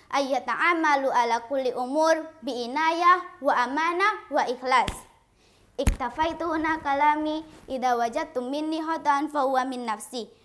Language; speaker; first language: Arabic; non-native, learner; Indonesian